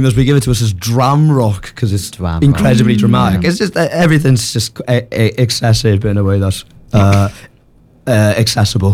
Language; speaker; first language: English; native; English